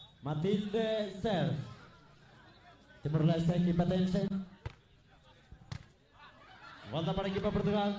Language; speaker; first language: Portuguese; non-native, local second language; Tetum